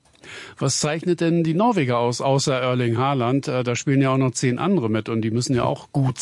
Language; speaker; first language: German; native; German